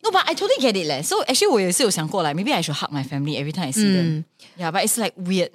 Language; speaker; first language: English; non-native, local second language; Chinese